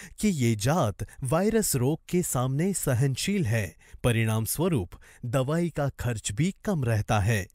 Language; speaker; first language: Hindi; native; Hindi